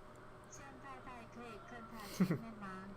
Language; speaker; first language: Chinese; non-native, learner; Indonesian